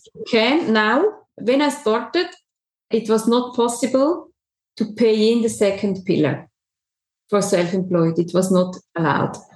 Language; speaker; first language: English; non-native, learner; German